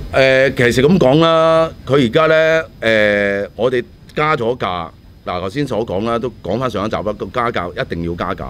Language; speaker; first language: Cantonese; native; Cantonese